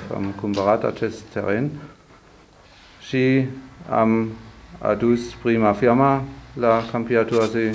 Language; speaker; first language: Romanian; non-native, learner; German